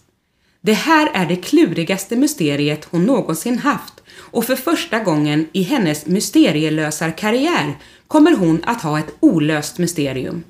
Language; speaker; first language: Swedish; native; Swedish